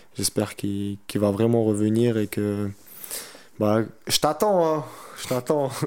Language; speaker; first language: French; early bilingual, other home language; Chechen